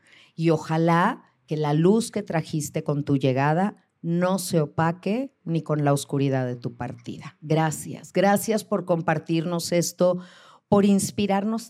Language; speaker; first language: Spanish; native; Spanish